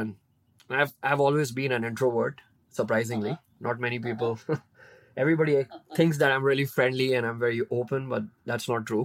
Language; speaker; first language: English; non-native, local second language; Hindi